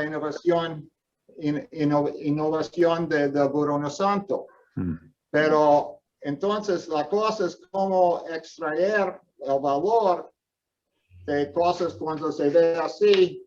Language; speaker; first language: Spanish; non-native, fluent; English